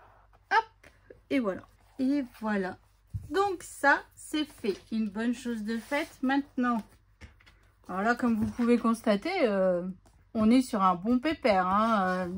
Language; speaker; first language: French; native; French